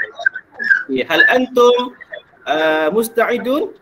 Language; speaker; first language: Arabic; non-native, fluent; Malay